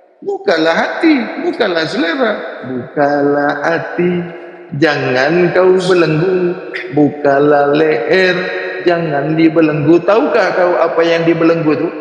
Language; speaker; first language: Malay; native; Malay